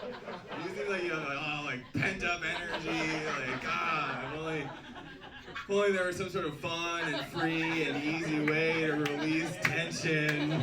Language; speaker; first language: English; native; English